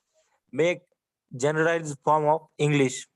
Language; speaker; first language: English; non-native, learner; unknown